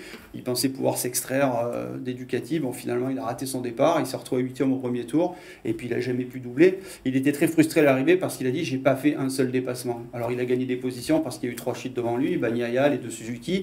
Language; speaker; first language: French; native; French